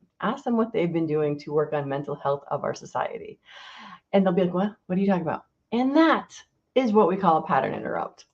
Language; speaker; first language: English; native; English